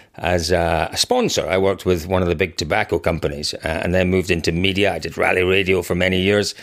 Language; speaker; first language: English; native; English